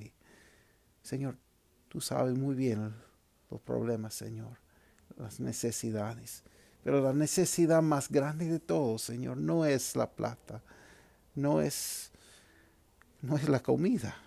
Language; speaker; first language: Spanish; non-native, fluent; English